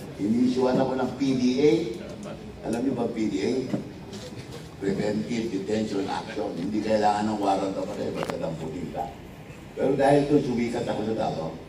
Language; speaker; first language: Filipino; non-native, local second language; Iloko